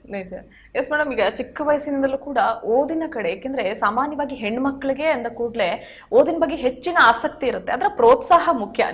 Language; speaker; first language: Kannada; native; Kannada